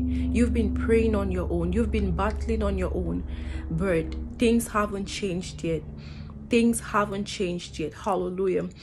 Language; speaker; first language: English; non-native, fluent; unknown